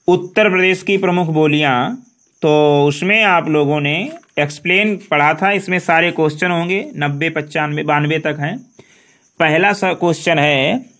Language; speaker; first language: Hindi; native; Hindi